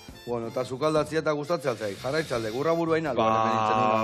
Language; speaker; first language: Basque; native; Basque